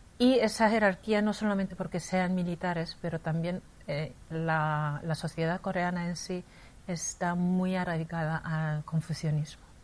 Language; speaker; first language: Spanish; non-native, fluent; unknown